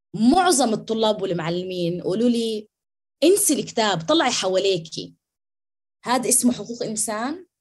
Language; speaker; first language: Arabic; native; Arabic